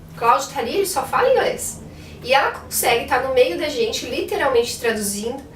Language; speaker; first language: Portuguese; native; Portuguese